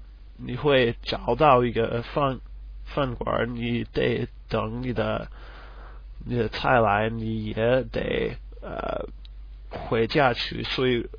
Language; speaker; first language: Chinese; non-native, learner; English